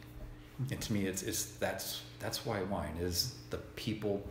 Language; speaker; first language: English; native; English